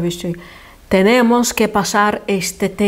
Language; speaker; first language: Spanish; non-native, fluent; Lithuanian